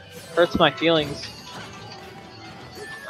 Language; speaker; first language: English; native; English